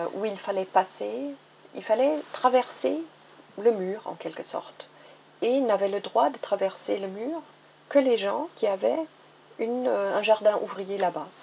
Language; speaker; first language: French; non-native, fluent; German